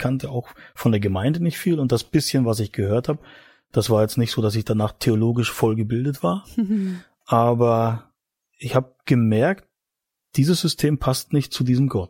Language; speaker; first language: German; native; German